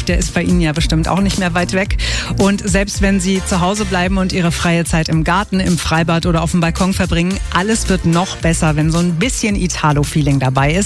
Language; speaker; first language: German; native; German